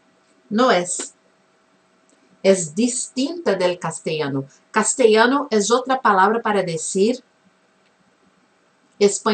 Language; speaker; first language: Spanish; non-native, fluent; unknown